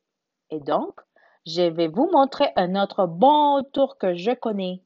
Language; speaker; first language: French; non-native, learner; Spanish